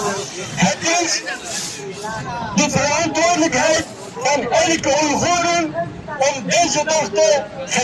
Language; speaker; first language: Dutch; non-native, learner; Uyghur